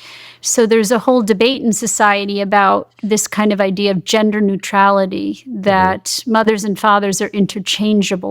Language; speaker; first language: English; native; English